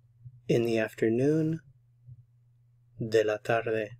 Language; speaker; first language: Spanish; non-native, fluent; English